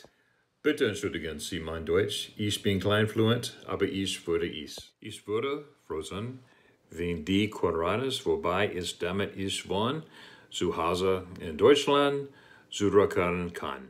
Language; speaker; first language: German; non-native, learner; English